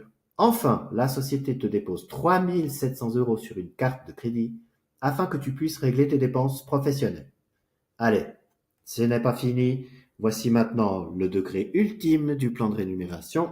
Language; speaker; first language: French; native; French